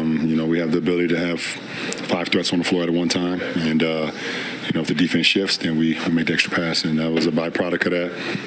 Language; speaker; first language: English; native; English